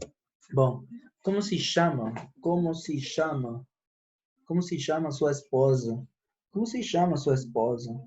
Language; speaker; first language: Portuguese; non-native, fluent; Spanish